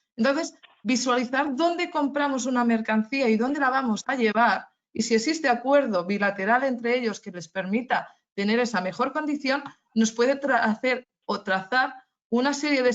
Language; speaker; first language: Spanish; native; Spanish